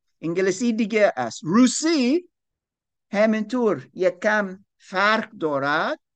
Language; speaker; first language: Persian; non-native, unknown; English